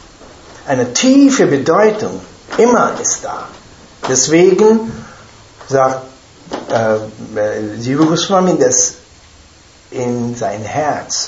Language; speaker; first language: German; non-native, fluent; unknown